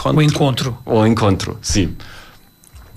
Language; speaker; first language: Portuguese; non-native, learner; German